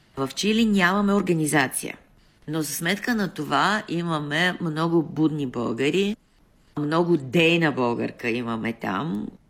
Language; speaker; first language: Bulgarian; early bilingual, heritage; Bulgarian